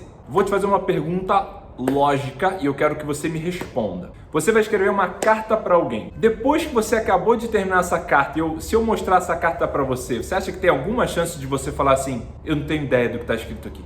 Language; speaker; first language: Portuguese; native; Portuguese